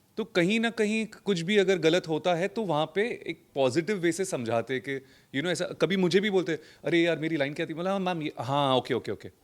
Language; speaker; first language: Hindi; non-native, local second language; Gujarati